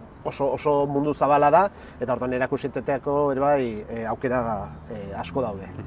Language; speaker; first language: Basque; native; Basque